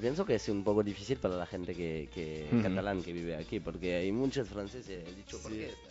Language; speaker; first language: Spanish; non-native, learner; French